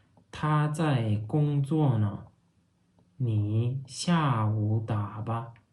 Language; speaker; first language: Chinese; non-native, fluent; Turkmen